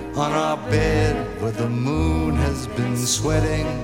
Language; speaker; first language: German; native; German